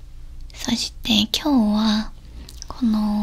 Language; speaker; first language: Japanese; non-native, learner; Korean